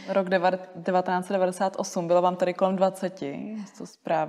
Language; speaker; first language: Czech; native; Czech